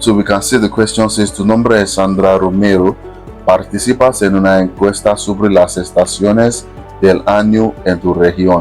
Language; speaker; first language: Spanish; non-native, fluent; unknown